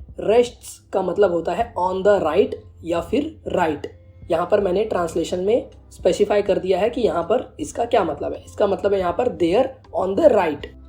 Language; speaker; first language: Hindi; native; Hindi